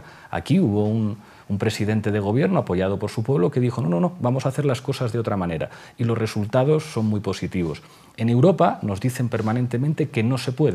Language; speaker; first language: Spanish; native; Spanish